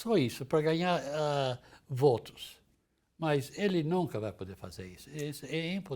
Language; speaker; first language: Portuguese; non-native, fluent; English